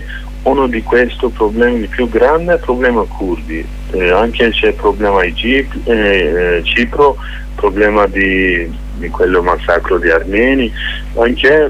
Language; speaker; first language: Italian; non-native, fluent; Kurdish